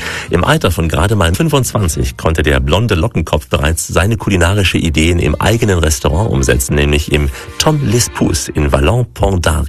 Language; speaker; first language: German; native; German